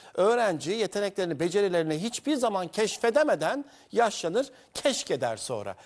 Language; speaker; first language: Turkish; native; Turkish